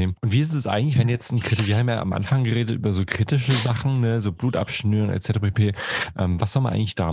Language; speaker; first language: German; native; German